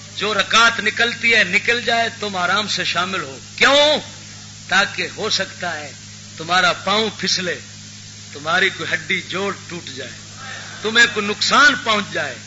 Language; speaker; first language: Urdu; non-native, local second language; Punjabi